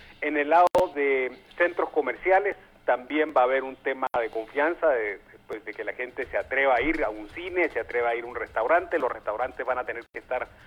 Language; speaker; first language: Spanish; native; Spanish